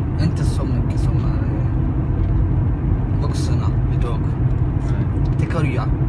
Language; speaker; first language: Swedish; non-native, learner; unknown